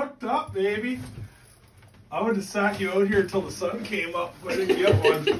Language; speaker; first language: English; native; English